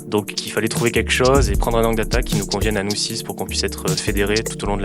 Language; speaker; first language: French; native; French